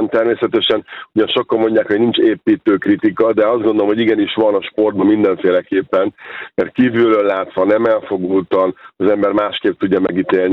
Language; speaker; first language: Hungarian; native; Hungarian